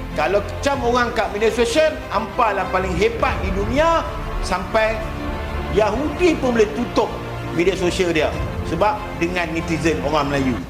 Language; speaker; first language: Malay; native; Malay